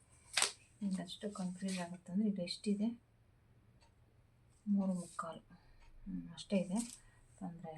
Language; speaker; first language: Kannada; native; Kannada